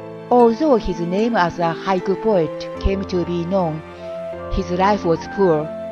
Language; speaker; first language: English; non-native, fluent; Japanese